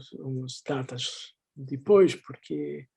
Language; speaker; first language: Portuguese; non-native, fluent; Dutch